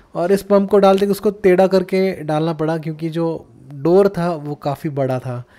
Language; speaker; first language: Hindi; native; Hindi